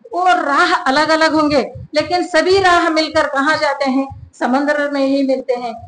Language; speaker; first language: Hindi; non-native, local second language; Kannada